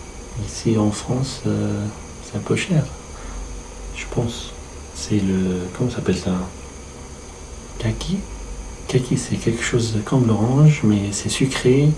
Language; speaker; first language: French; non-native, fluent; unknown